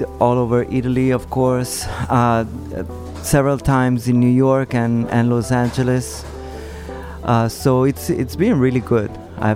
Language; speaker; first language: English; non-native, fluent; Italian